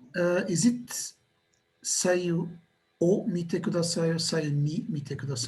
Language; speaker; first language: Japanese; non-native, learner; English